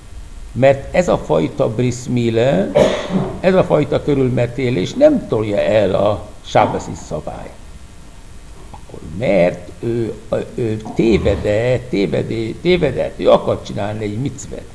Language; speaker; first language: Hungarian; non-native, fluent; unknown